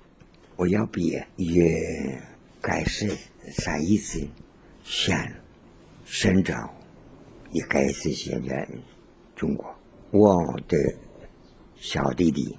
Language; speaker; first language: Chinese; non-native, learner; Spanish